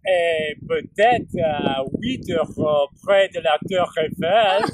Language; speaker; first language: French; non-native, learner; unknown